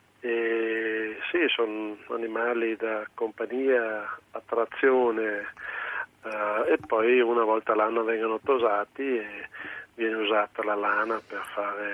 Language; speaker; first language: Italian; non-native, local second language; German